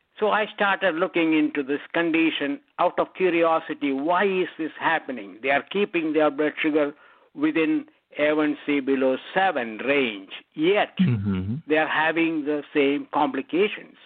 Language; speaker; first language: English; non-native, local second language; Malayalam